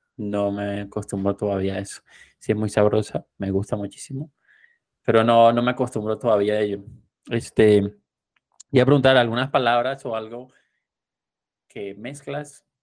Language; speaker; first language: Spanish; native; Spanish